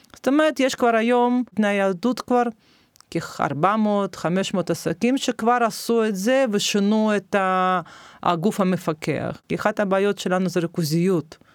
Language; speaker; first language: Hebrew; non-native, fluent; Russian